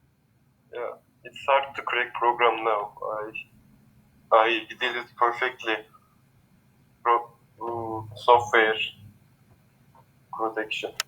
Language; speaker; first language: English; non-native, learner; Turkish